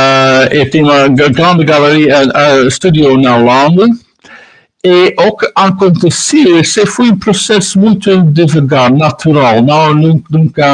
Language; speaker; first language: Portuguese; non-native, learner; Dutch